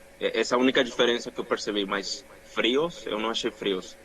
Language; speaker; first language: Portuguese; non-native, fluent; Spanish